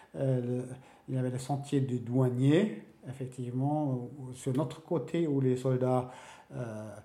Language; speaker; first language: French; non-native, fluent; German